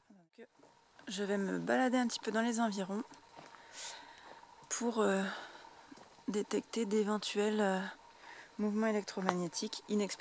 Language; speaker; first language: French; native; French